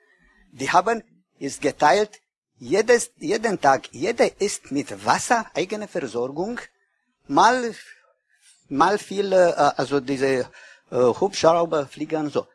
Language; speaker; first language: German; non-native, learner; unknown